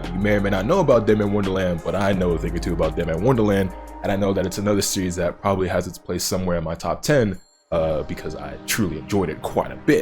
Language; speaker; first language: English; native; English